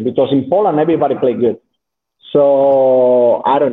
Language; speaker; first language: English; non-native, learner; Spanish